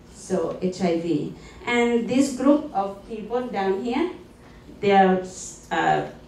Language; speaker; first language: English; non-native, fluent; Thai